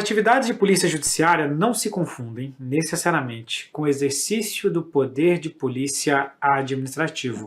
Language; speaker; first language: Portuguese; native; Portuguese